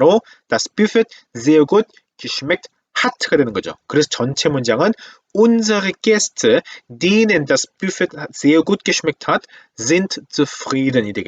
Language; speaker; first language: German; non-native, fluent; Korean